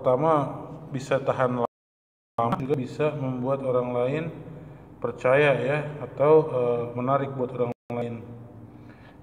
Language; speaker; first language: Indonesian; native; Indonesian